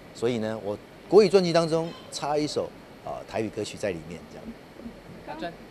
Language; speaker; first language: Chinese; non-native, local second language; Min Nan Chinese